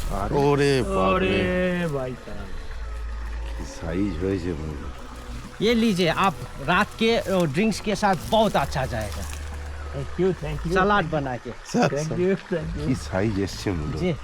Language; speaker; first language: Hindi; non-native, local second language; Nepali